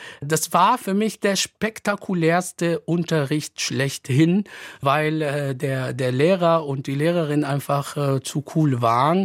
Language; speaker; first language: German; non-native, fluent; Arabic